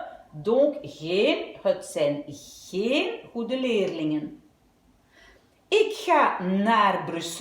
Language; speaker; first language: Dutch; non-native, fluent; French